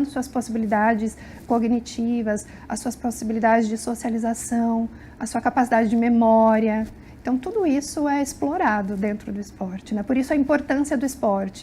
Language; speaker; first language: Portuguese; native; Portuguese